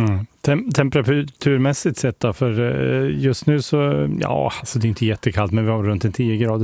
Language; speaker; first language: Swedish; native; Swedish